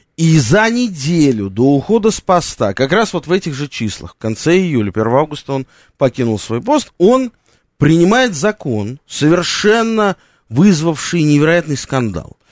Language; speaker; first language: Russian; native; Russian